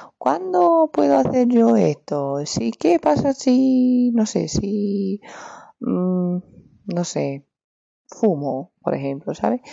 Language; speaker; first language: Spanish; non-native, fluent; Romanian